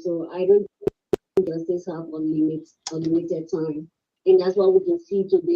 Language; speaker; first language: English; native; English